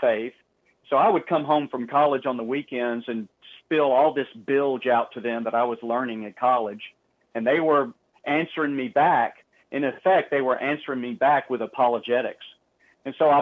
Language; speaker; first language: English; native; English